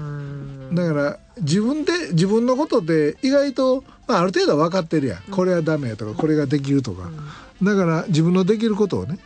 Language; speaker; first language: Japanese; native; Japanese